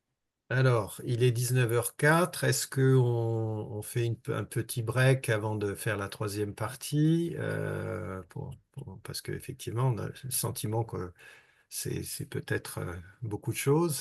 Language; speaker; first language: French; native; French